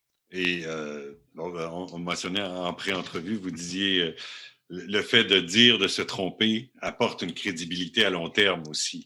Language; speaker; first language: French; native; French